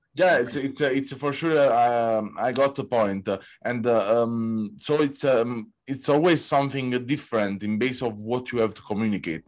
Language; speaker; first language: English; non-native, learner; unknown